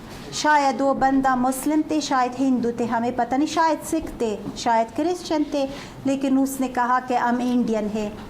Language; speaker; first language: Hindi; non-native, fluent; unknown